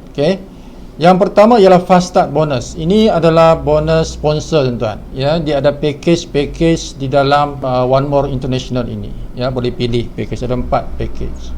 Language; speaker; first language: Malay; native; Malay